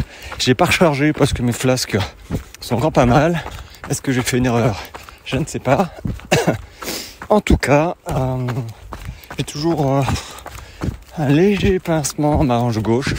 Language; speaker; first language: French; native; French